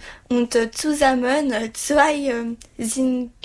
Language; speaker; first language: German; non-native, learner; French